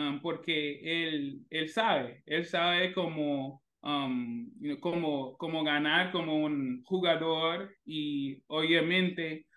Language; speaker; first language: Spanish; non-native, learner; English